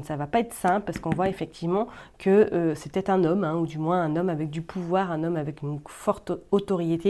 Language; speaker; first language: French; native; French